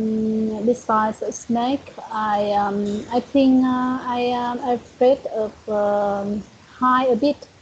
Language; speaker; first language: English; non-native, learner; Vietnamese